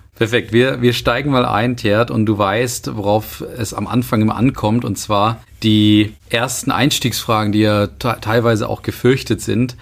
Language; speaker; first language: German; native; German